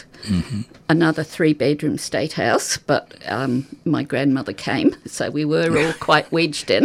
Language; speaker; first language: English; native; English